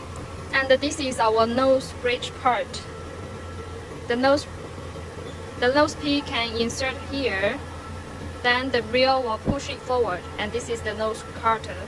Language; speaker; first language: English; non-native, learner; Chinese